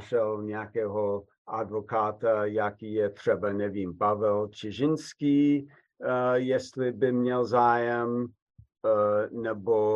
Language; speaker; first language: Czech; non-native, fluent; English